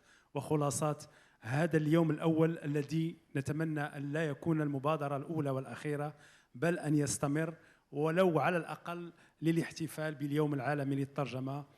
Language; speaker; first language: Arabic; native; Arabic